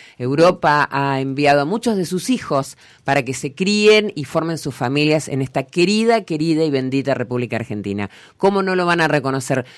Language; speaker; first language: Spanish; native; Spanish